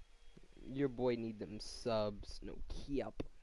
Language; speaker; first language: English; native; English